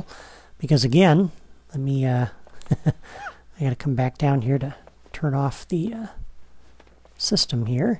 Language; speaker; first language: English; native; English